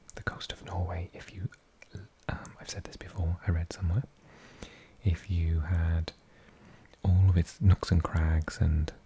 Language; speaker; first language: English; native; English